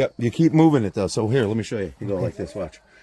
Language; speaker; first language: English; native; English